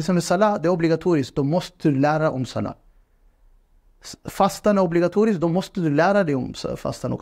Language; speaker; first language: Swedish; non-native, fluent; Urdu